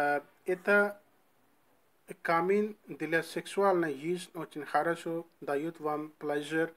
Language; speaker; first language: Russian; non-native, learner; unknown